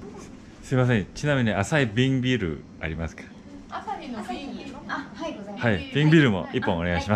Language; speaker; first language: Japanese; non-native, fluent; Korean